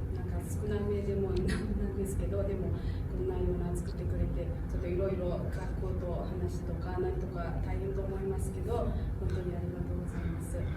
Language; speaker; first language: Japanese; native; Japanese